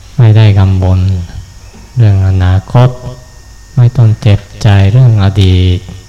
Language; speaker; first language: Thai; non-native, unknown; Japanese